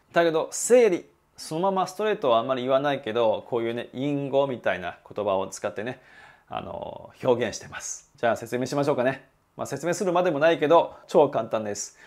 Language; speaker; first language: Japanese; non-native, fluent; Chinese